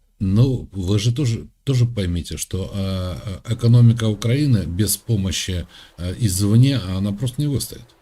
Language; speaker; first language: Russian; native; Russian